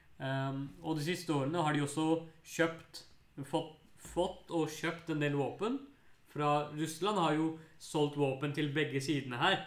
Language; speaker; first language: Norwegian; early bilingual, other home language; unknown